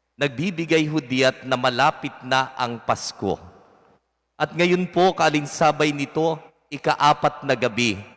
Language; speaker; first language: Filipino; native; Filipino